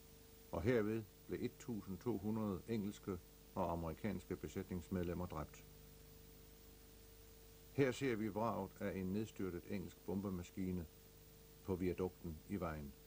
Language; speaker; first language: Danish; native; Danish